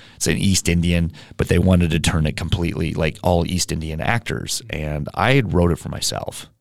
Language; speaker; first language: English; native; English